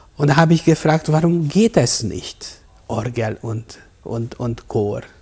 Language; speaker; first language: German; non-native, fluent; Hungarian